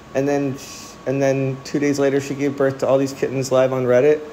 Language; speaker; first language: English; native; English